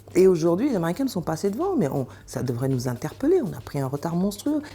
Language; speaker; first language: French; early bilingual, other home language; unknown